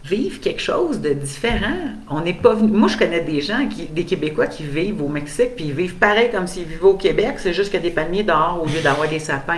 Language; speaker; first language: French; native; French